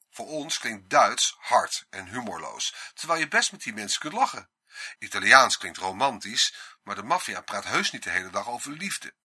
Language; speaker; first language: Dutch; native; Dutch